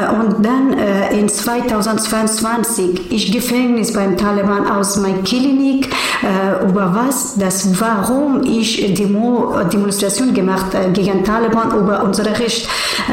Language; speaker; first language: German; non-native, learner; Persian